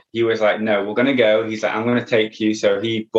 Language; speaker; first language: English; native; English